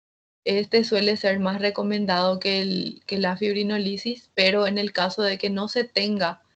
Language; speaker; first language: Spanish; native; Spanish